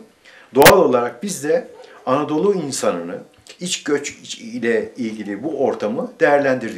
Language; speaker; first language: Turkish; native; Turkish